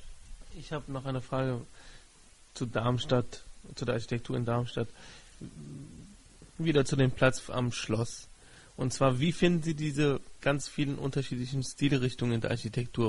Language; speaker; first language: German; non-native, fluent; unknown